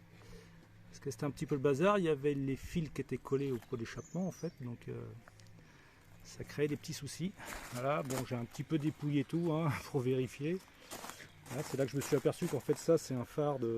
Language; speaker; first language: French; native; French